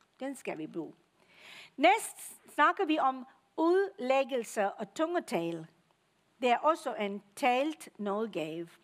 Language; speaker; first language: Danish; non-native, fluent; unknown